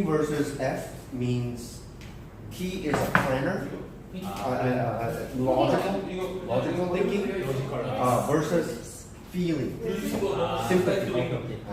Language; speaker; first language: English; early bilingual, other home language; Korean